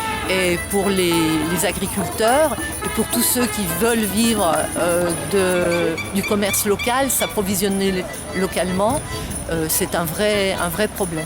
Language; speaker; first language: French; native; French